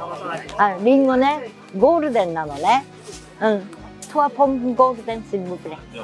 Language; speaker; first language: Japanese; native; Japanese